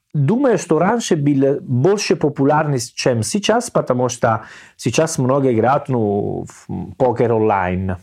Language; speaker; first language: Russian; non-native, learner; Italian